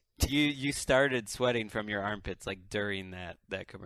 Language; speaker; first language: English; native; English